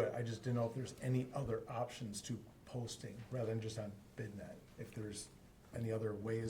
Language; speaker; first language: English; native; English